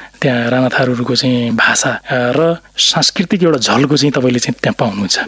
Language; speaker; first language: Nepali; non-native, local second language; Rana Tharu